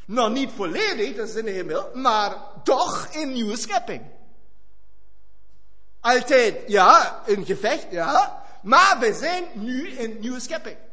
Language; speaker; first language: Dutch; non-native, fluent; German